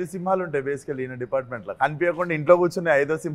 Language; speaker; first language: Telugu; native; Telugu